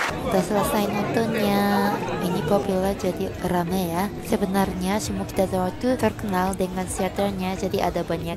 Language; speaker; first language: Indonesian; non-native, fluent; Japanese